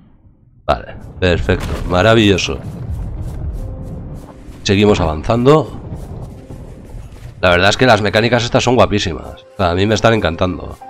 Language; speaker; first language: Spanish; native; Spanish